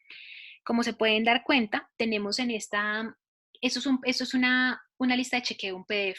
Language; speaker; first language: Spanish; native; Spanish